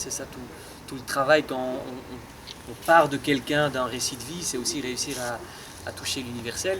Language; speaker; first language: French; native; French